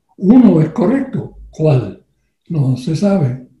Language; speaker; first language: Spanish; non-native, learner; English